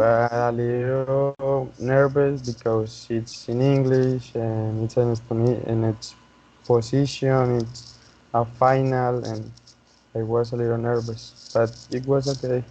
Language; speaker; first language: English; non-native, learner; Spanish